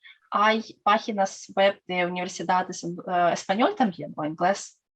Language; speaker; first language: Spanish; non-native, learner; Russian